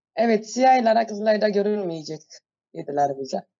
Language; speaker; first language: Turkish; non-native, learner; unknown